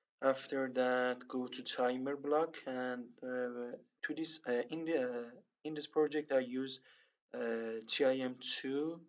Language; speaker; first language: English; non-native, learner; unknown